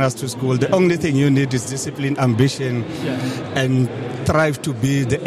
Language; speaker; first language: English; non-native, local second language; Northern Sotho